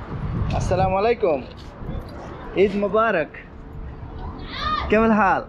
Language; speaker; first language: Arabic; non-native, learner; Bangla